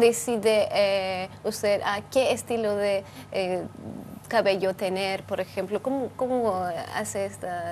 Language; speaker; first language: Spanish; non-native, fluent; Turkish